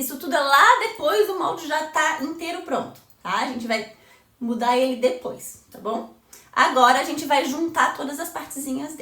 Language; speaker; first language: Portuguese; native; Portuguese